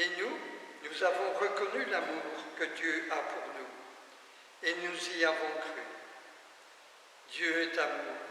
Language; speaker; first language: French; native; French